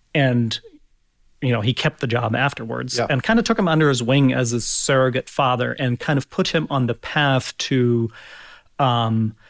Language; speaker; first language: English; non-native, fluent; German